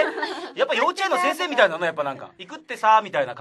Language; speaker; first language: Japanese; native; Japanese